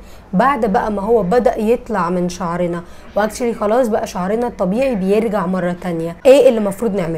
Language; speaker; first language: Arabic; native; Arabic